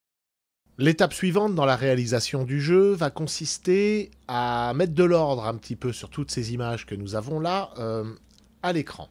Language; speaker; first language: French; native; French